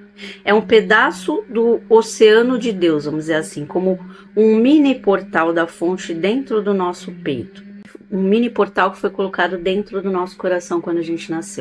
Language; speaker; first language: Portuguese; native; Portuguese